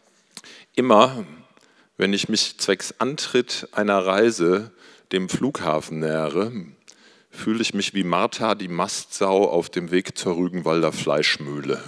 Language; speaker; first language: German; native; German